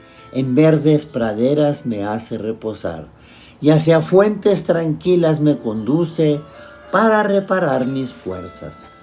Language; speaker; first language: Spanish; native; Spanish